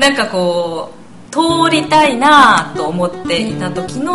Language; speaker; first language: Japanese; non-native, fluent; Korean